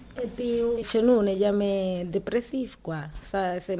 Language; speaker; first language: French; non-native, learner; Spanish